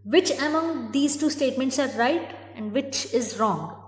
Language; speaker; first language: English; non-native, local second language; Kannada